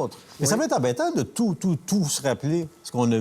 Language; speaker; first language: French; native; French